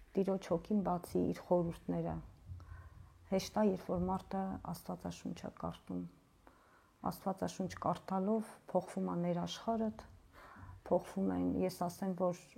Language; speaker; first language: Armenian; native; Armenian